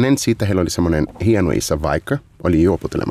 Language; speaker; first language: Finnish; non-native, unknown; Portuguese